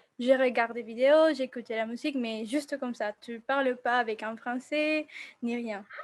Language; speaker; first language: French; non-native, fluent; Spanish